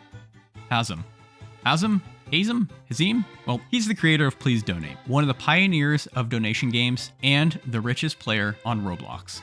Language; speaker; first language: English; native; English